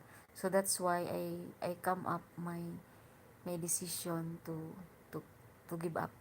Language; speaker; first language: English; non-native, learner; Hiligaynon